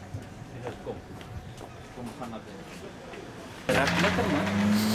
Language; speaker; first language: Dutch; early bilingual, other home language; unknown